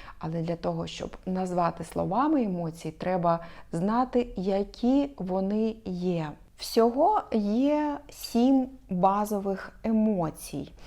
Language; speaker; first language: Ukrainian; non-native, local second language; Russian